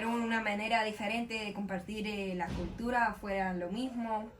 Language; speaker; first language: Spanish; non-native, learner; English